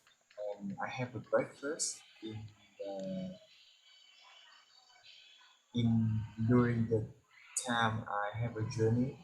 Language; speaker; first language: English; non-native, learner; Vietnamese